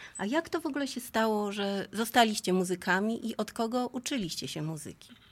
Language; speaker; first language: Polish; native; Polish